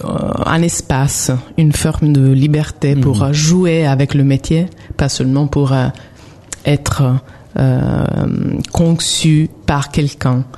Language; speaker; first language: French; non-native, fluent; Italian